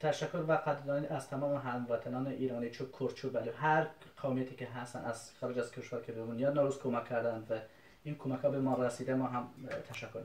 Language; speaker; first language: Persian; non-native, local second language; Kurdish